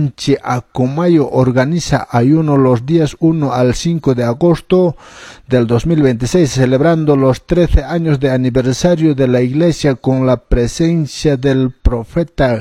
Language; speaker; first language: Spanish; non-native, local second language; Quechua